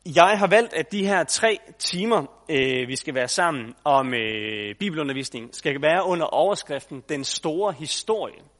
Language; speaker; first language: Danish; native; Danish